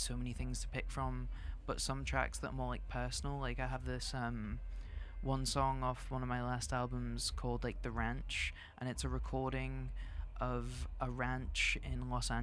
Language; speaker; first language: English; native; English